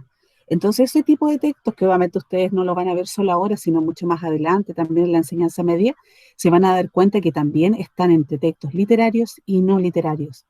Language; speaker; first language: Spanish; native; Spanish